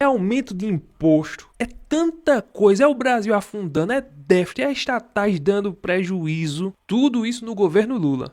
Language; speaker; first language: Portuguese; native; Portuguese